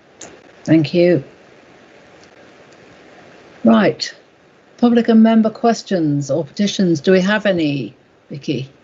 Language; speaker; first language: English; native; English